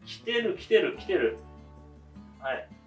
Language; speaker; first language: Japanese; native; Japanese